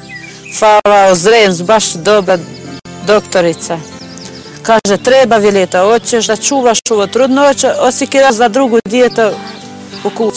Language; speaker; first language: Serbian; non-native, learner; Albanian